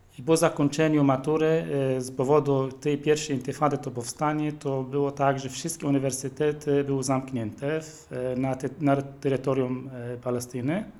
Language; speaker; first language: Polish; non-native, fluent; Arabic